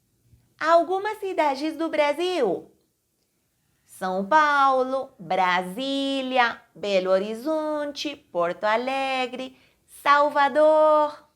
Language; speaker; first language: Portuguese; non-native, fluent; Spanish